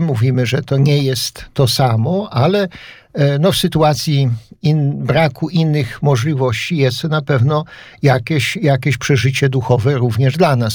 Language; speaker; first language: Polish; native; Polish